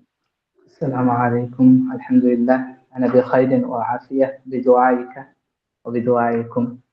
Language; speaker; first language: Arabic; non-native, learner; Bangla